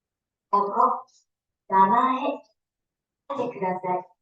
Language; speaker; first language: Japanese; non-native, learner; Indonesian